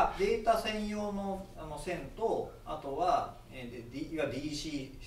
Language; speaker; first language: Japanese; native; Japanese